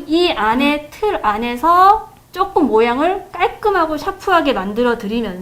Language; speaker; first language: Korean; native; Korean